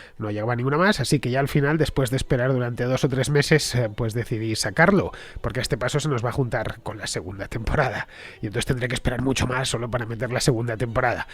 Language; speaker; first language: Spanish; native; Spanish